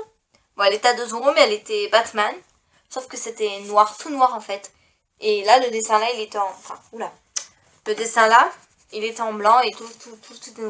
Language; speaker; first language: French; native; French